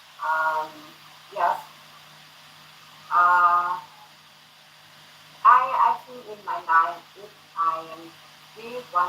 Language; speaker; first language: English; non-native, learner; Thai